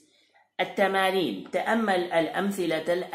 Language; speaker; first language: Arabic; non-native, fluent; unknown